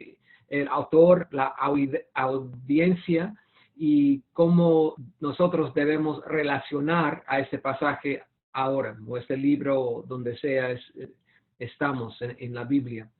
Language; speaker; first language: Spanish; non-native, fluent; English